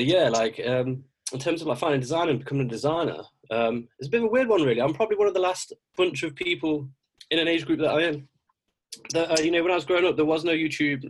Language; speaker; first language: English; native; English